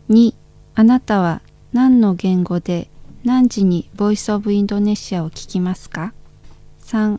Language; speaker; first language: Japanese; non-native, fluent; Indonesian